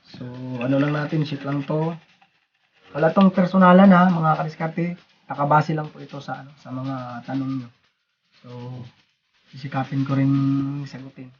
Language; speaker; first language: Filipino; non-native, local second language; Cebuano